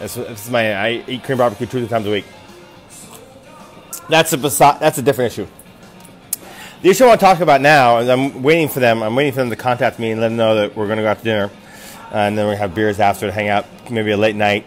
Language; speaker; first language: English; native; English